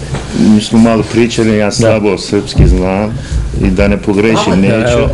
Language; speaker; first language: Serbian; non-native, learner; Turkish